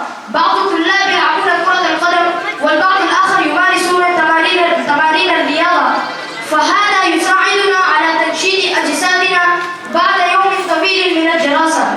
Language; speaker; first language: Arabic; non-native, learner; Urdu